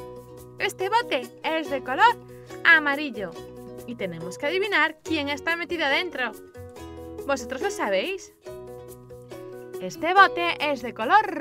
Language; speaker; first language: Spanish; native; Spanish